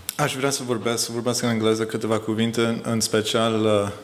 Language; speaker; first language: Romanian; early bilingual, heritage; Romanian